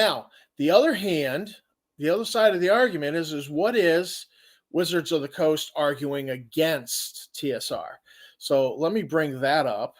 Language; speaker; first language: English; native; English